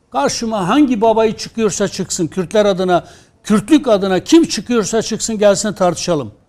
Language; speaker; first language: Turkish; non-native, local second language; Kurdish